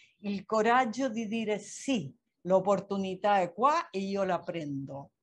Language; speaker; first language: Italian; non-native, fluent; Spanish